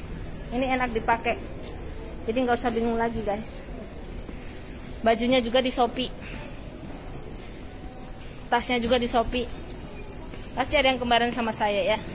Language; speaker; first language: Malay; non-native, local second language; Javanese